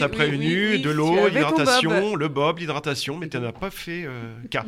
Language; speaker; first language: French; native; French